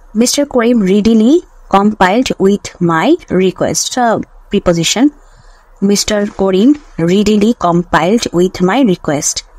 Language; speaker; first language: English; non-native, local second language; Bangla